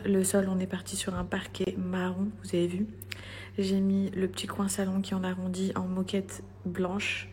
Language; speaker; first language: French; native; French